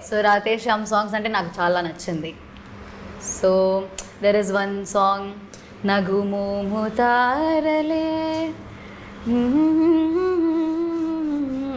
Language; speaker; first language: Telugu; non-native, learner; Malayalam